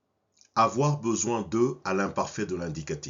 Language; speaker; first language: French; non-native, fluent; English